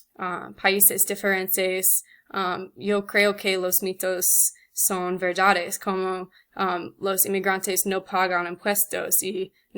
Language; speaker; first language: Spanish; non-native, learner; English